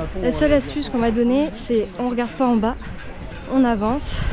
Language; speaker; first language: French; native; French